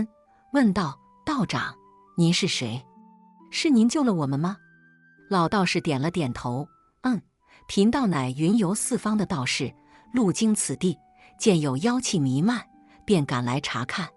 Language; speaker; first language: Chinese; native; Chinese